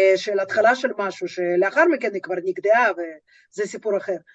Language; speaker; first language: Hebrew; non-native, fluent; Russian